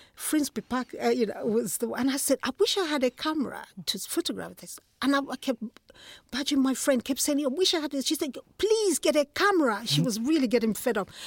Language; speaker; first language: English; non-native, local second language; Igbo